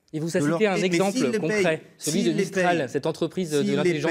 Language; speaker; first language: French; native; French